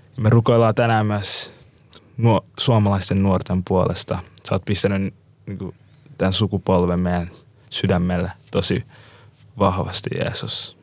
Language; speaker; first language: Finnish; native; Finnish